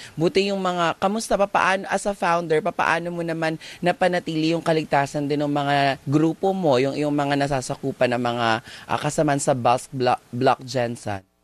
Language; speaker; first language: Filipino; native; Filipino